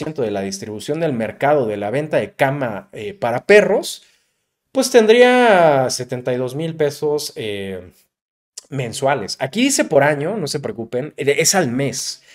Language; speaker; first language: Spanish; native; Spanish